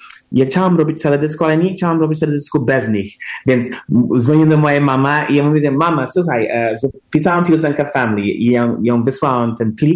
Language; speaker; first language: Polish; early bilingual, heritage; English